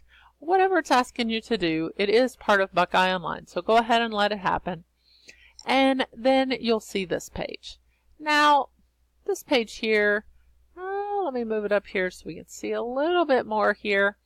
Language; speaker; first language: English; native; English